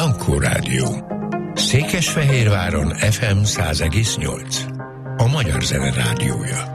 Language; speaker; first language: Hungarian; native; Hungarian